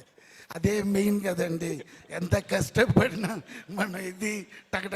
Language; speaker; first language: Telugu; non-native, learner; Tamil